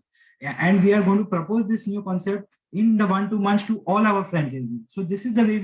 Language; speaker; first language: English; non-native, local second language; Hindi